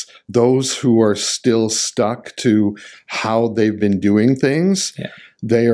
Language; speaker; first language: English; native; English